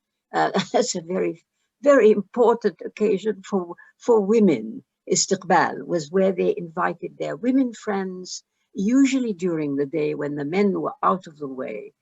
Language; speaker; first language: English; early bilingual, other home language; Arabic